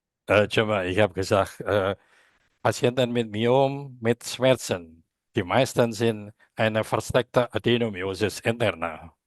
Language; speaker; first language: German; non-native, fluent; Indonesian